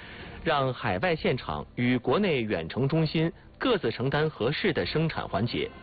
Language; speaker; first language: Chinese; native; Chinese